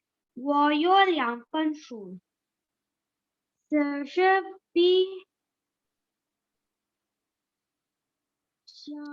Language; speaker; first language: Chinese; non-native, learner; Indonesian